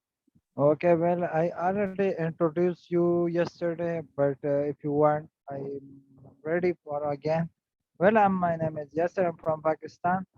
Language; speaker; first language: English; non-native, learner; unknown